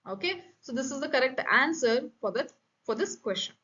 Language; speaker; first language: English; non-native, local second language; Kannada